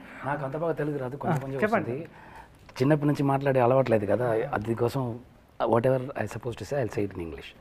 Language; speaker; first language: Telugu; non-native, learner; Tamil